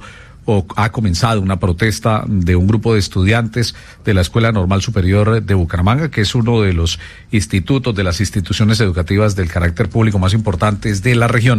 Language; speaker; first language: Spanish; native; Spanish